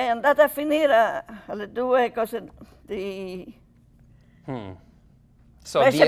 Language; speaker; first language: Italian; early bilingual, heritage; Italian